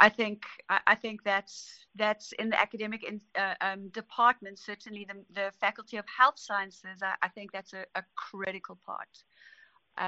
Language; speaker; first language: English; native; English